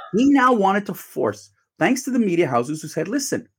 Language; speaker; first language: English; native; English